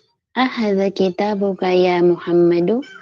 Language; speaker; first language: Arabic; non-native, learner; Filipino